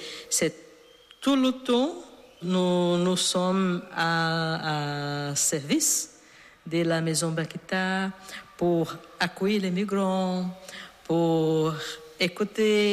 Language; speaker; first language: French; non-native, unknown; Portuguese